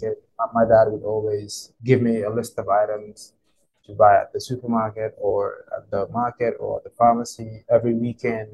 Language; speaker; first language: English; non-native, local second language; Krio